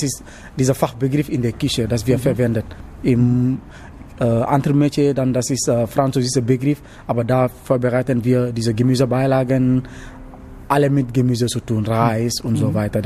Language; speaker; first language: German; non-native, fluent; Wolof